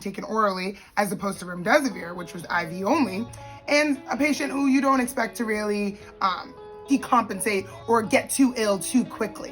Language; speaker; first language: English; native; English